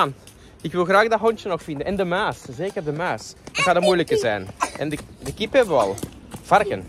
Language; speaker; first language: Dutch; native; Dutch